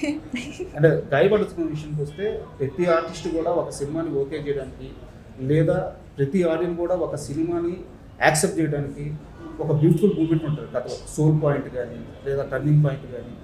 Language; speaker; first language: Telugu; native; Telugu